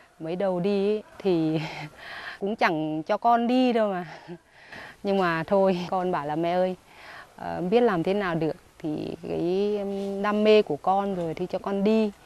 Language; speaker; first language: Vietnamese; non-native, local second language; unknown